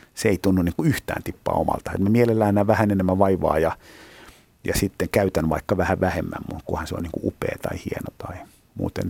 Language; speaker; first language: Finnish; native; Finnish